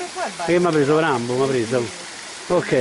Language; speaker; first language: Italian; native; Italian